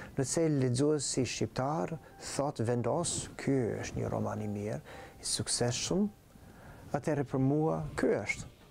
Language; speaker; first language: Albanian; non-native, fluent; English